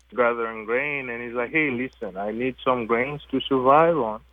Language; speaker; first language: English; non-native, fluent; French